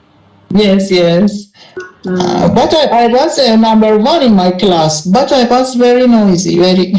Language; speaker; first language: English; non-native, learner; Persian